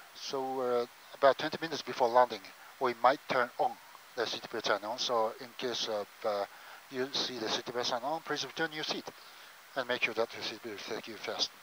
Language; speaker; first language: English; non-native, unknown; Japanese